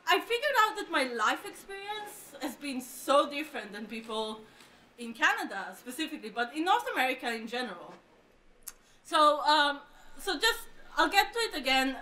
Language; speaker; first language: English; non-native, fluent; Hebrew